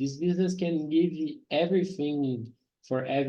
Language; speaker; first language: English; non-native, learner; Portuguese